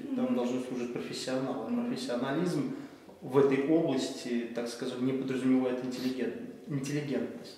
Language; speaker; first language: Russian; native; Russian